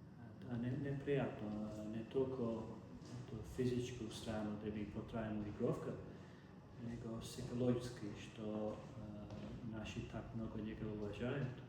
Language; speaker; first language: Russian; non-native, learner; Serbian